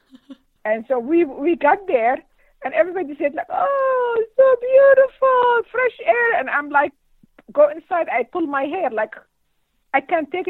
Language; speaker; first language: English; non-native, fluent; Arabic